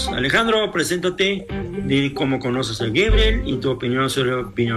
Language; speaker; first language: Spanish; native; Spanish